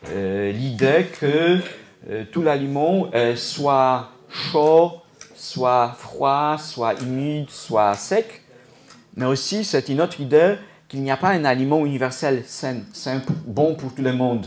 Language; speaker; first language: French; non-native, fluent; Polish